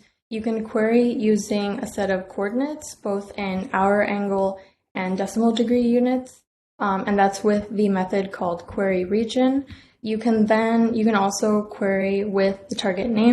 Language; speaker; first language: English; native; English